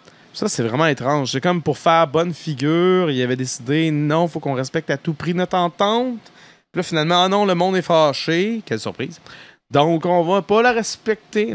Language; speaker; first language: French; native; French